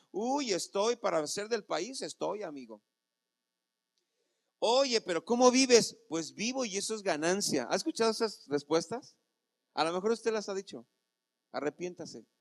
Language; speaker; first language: Spanish; native; Spanish